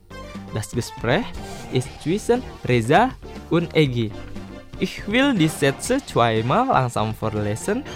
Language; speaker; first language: German; non-native, fluent; Indonesian